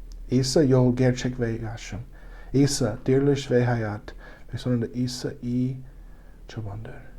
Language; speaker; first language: Turkish; non-native, learner; English